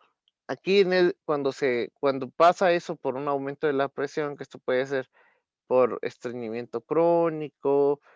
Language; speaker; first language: Spanish; native; Spanish